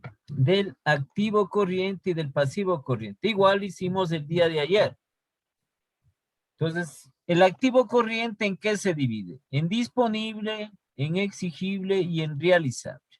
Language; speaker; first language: Spanish; native; Spanish